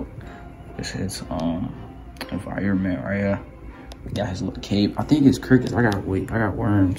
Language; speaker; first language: English; native; English